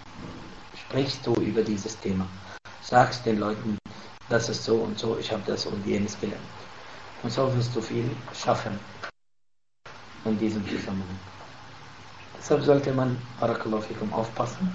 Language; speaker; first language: German; non-native, fluent; Arabic